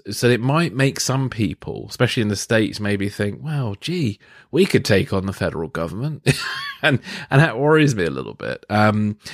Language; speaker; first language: English; native; English